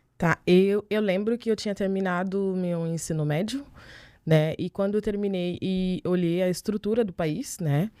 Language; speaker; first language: Portuguese; non-native, fluent; Haitian Creole